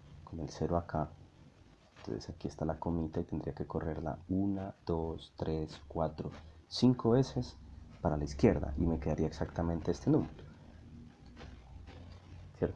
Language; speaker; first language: Spanish; native; Spanish